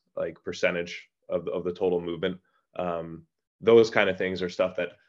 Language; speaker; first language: English; native; English